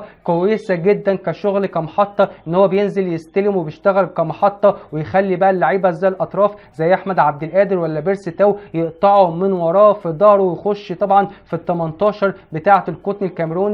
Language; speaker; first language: Arabic; native; Arabic